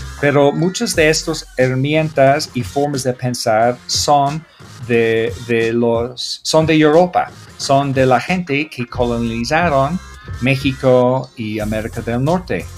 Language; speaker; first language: Spanish; non-native, learner; English